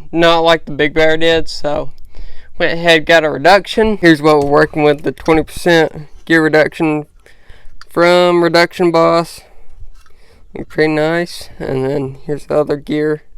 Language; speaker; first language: English; native; English